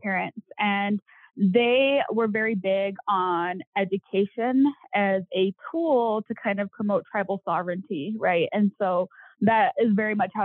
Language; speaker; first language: English; native; English